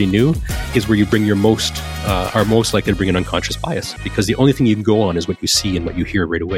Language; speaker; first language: English; native; English